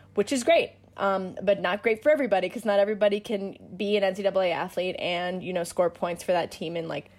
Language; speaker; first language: English; native; English